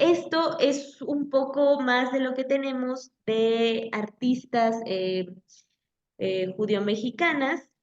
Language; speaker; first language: Spanish; native; Spanish